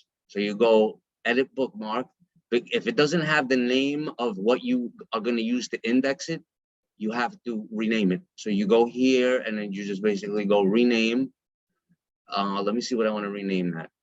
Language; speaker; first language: English; native; English